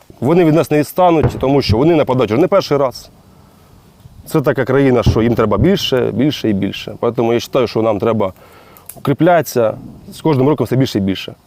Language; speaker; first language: Ukrainian; non-native, local second language; Russian